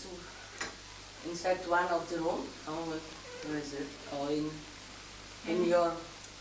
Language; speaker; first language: English; non-native, learner; Polish